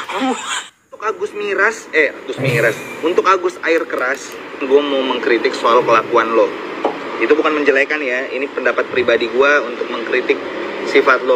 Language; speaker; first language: Indonesian; native; Indonesian